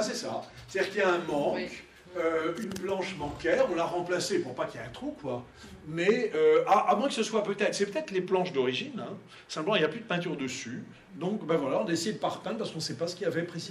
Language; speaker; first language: French; native; French